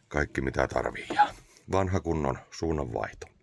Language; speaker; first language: Finnish; native; Finnish